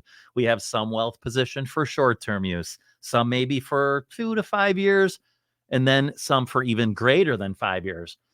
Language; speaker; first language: English; native; English